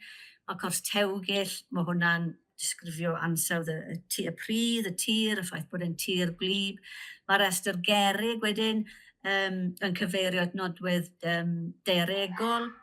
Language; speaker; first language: Welsh; native; Welsh